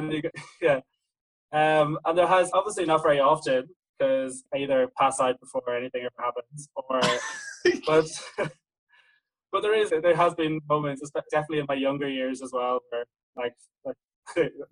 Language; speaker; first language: English; native; English